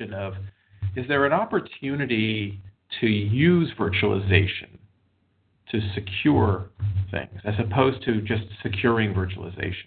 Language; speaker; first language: English; native; English